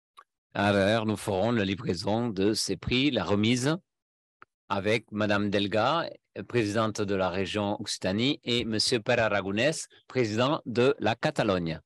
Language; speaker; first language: French; non-native, fluent; Catalan